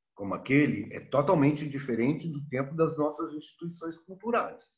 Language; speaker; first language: Portuguese; native; Portuguese